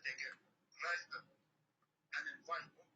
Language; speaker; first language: Finnish; non-native, learner; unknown